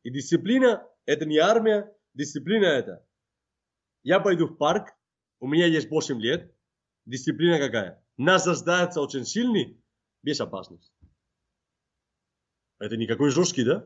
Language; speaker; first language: Russian; non-native, fluent; Spanish